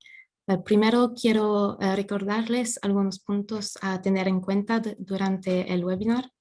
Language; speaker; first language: Spanish; non-native, fluent; English